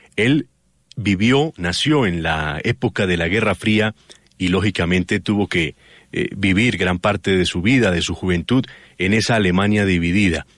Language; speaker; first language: Spanish; native; Spanish